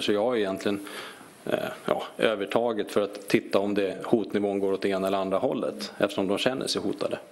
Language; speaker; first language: Swedish; native; Swedish